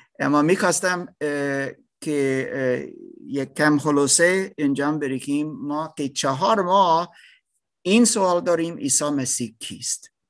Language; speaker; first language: Persian; non-native, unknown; German